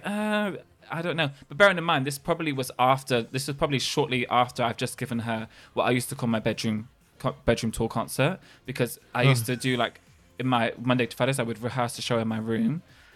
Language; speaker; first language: English; native; English